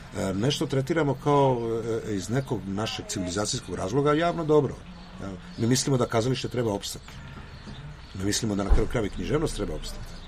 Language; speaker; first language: Croatian; native; Croatian